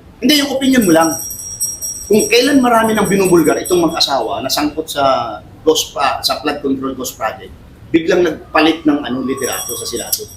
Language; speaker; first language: Filipino; native; Filipino